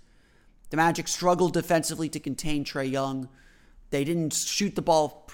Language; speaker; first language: English; native; English